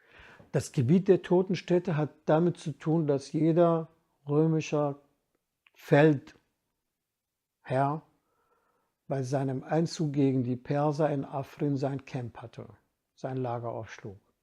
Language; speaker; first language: German; non-native, fluent; Kurdish